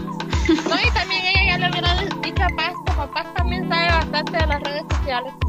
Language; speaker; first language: Spanish; native; Spanish